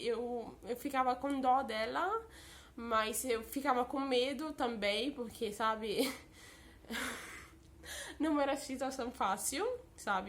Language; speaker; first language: Portuguese; early bilingual, heritage; Portuguese